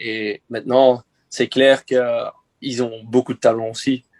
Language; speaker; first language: French; non-native, local second language; Dutch